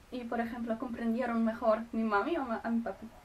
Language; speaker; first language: Spanish; non-native, fluent; Polish